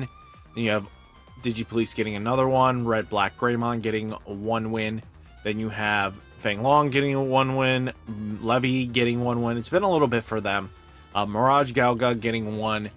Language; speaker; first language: English; native; English